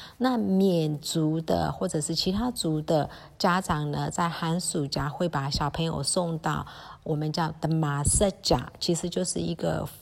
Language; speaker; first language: Chinese; early bilingual, heritage; Chinese